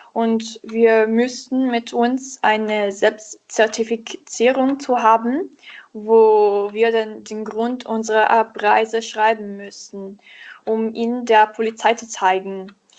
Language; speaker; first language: German; non-native, learner; Italian